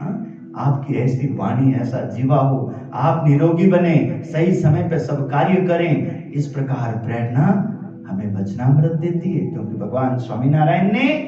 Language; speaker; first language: Hindi; native; Hindi